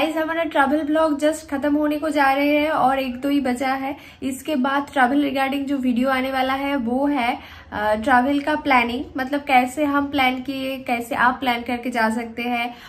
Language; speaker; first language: Hindi; non-native, local second language; Bangla